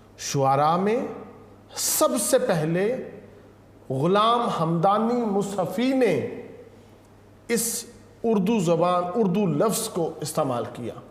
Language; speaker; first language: Urdu; native; Urdu